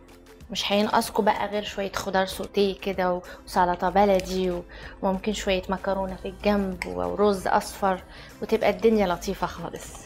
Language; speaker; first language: Arabic; native; Arabic